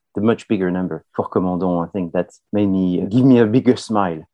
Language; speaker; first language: English; non-native, fluent; French